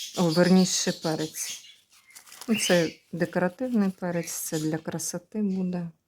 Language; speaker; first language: Ukrainian; native; Ukrainian